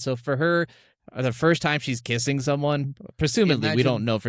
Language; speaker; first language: English; native; English